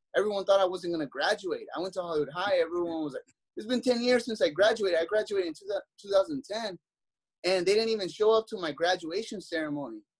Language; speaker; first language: English; native; English